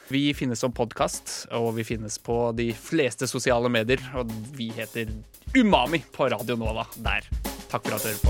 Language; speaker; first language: Norwegian; native; Norwegian